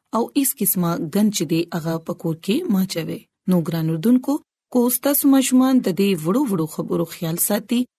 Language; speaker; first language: Pashto; non-native, local second language; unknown